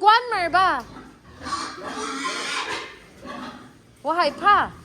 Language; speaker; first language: Chinese; non-native, learner; Filipino